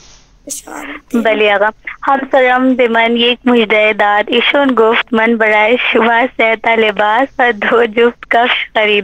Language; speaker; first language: Persian; non-native, learner; Urdu